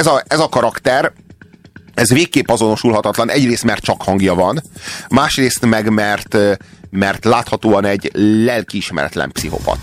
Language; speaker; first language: Hungarian; native; Hungarian